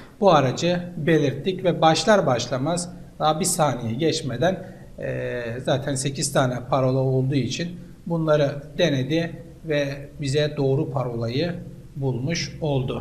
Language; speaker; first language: Turkish; native; Turkish